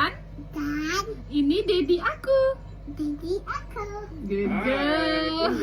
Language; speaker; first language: Indonesian; early bilingual, heritage; Indonesian